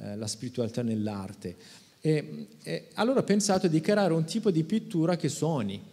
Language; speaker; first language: Italian; non-native, fluent; Persian